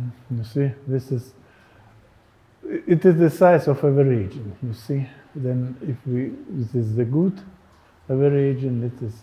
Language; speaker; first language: English; non-native, fluent; Russian